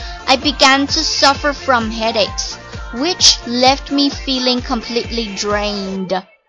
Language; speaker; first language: English; non-native, fluent; Chinese